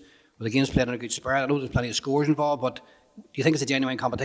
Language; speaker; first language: English; native; English